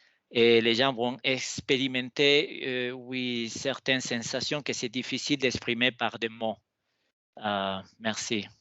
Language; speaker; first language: French; non-native, fluent; Spanish